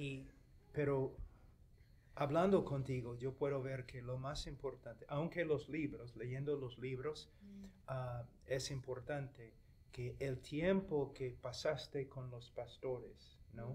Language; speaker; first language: Spanish; non-native, fluent; English